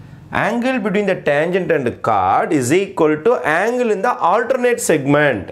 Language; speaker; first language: English; non-native, local second language; Tamil